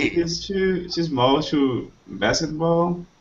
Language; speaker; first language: English; non-native, learner; Portuguese